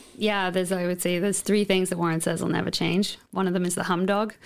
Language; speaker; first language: English; native; English